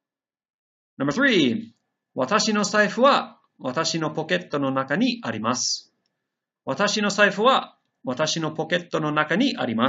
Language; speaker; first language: Japanese; non-native, fluent; English